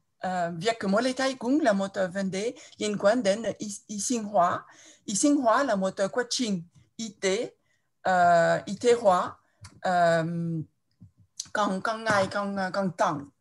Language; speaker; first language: Vietnamese; non-native, fluent; French